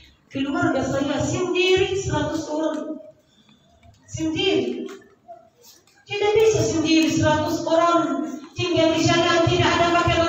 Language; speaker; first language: Indonesian; non-native, learner; Arabic